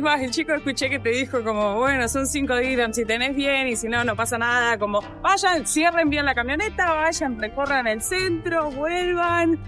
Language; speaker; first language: Spanish; native; Spanish